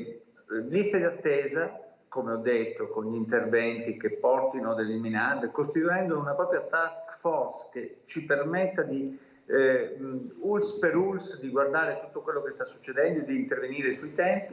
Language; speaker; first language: Italian; native; Italian